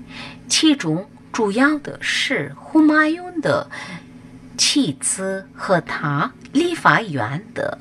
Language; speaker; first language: Chinese; non-native, learner; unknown